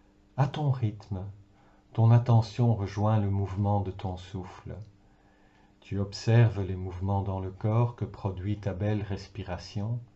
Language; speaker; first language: French; native; French